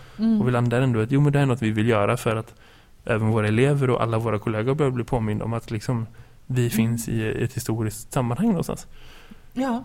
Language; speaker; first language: Swedish; native; Swedish